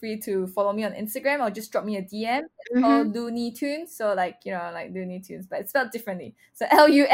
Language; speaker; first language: English; non-native, local second language; Chinese